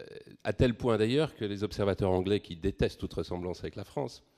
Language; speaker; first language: French; native; French